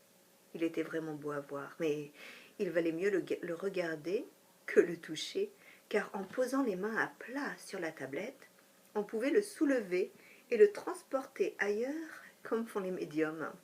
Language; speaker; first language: French; native; French